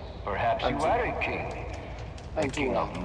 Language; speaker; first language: Chinese; native; Chinese